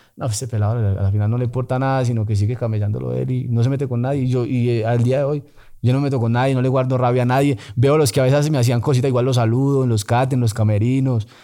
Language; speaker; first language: Spanish; native; Spanish